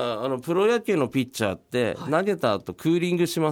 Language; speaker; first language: Japanese; native; Japanese